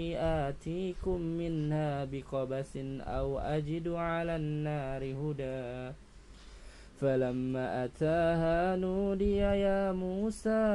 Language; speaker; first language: Arabic; non-native, fluent; Indonesian